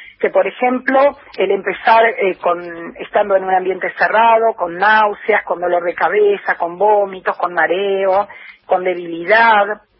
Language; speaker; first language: Spanish; native; Spanish